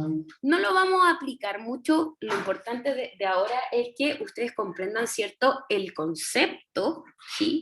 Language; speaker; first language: Spanish; native; Spanish